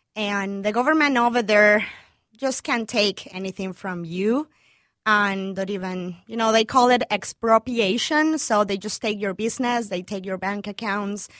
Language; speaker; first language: English; non-native, fluent; Spanish